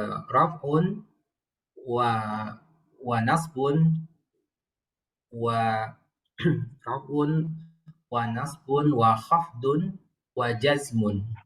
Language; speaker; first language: Arabic; non-native, learner; Indonesian